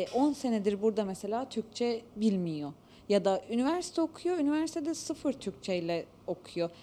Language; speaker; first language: Turkish; native; Turkish